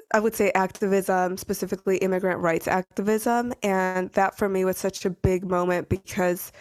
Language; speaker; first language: English; early bilingual, other home language; Spanish